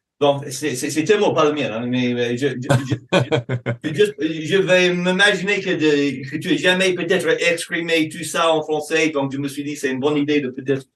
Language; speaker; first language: French; non-native, fluent; English